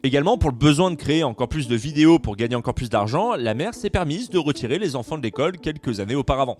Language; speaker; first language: French; native; French